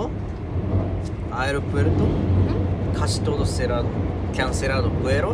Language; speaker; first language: Spanish; non-native, learner; Japanese